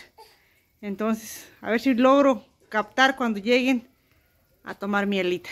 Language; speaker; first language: Spanish; native; Spanish